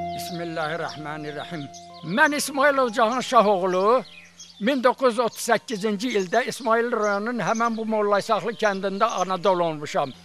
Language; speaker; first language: Azerbaijani; non-native, local second language; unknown